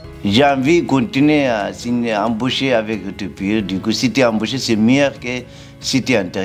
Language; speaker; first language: French; non-native, learner; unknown